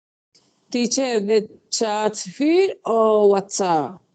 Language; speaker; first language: English; non-native, learner; Spanish